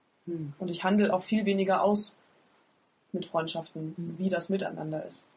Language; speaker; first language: German; native; German